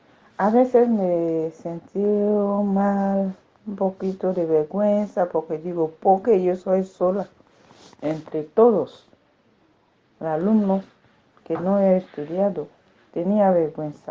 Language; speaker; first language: Spanish; non-native, learner; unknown